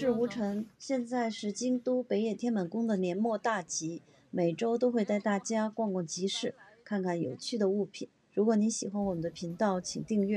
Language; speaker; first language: Chinese; native; Chinese